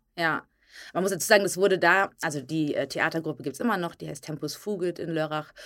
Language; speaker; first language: German; native; German